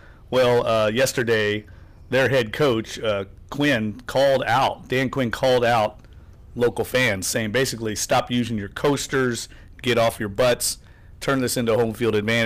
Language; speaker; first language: English; native; English